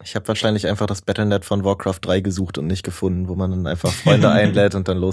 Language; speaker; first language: German; native; German